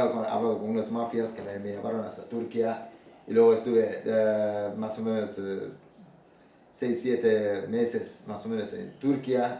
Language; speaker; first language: Spanish; non-native, learner; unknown